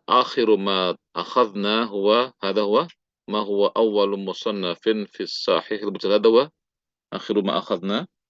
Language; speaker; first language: Arabic; non-native, fluent; Indonesian